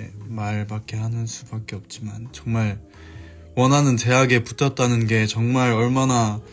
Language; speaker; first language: Korean; native; Korean